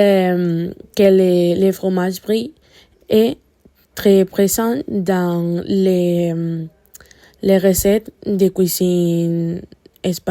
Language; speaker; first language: French; non-native, learner; Spanish